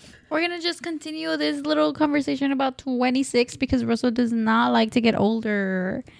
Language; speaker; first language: English; early bilingual, other home language; Spanish